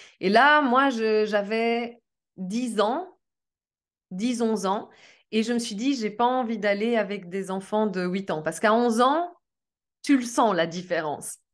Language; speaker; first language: French; early bilingual, other home language; Portuguese